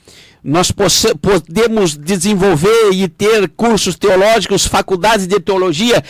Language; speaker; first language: Portuguese; native; Portuguese